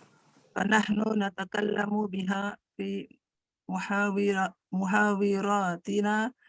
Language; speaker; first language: Arabic; non-native, learner; Indonesian